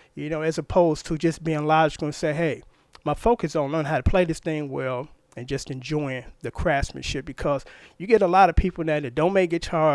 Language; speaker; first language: English; native; English